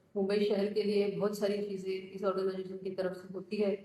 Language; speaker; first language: Hindi; non-native, local second language; Marathi